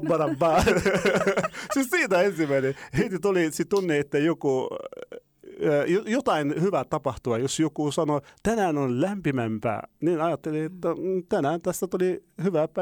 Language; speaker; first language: Finnish; non-native, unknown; Arabic